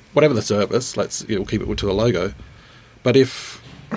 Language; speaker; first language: English; native; English